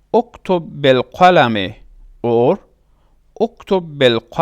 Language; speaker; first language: Arabic; non-native, fluent; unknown